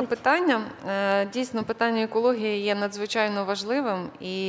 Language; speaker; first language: Ukrainian; native; Ukrainian